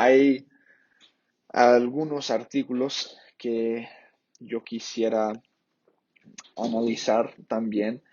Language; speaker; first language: Spanish; non-native, fluent; English